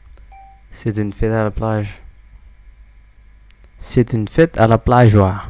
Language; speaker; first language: French; non-native, learner; English